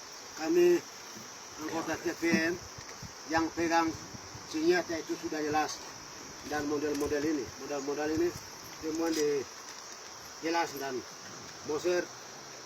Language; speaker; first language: Indonesian; non-native, local second language; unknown